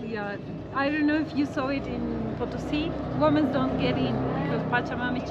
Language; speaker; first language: English; non-native, fluent; Spanish